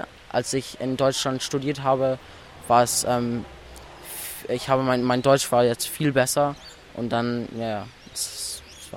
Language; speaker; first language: German; early bilingual, heritage; English